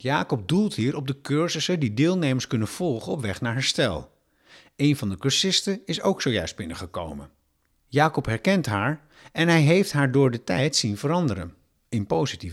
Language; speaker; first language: Dutch; native; Dutch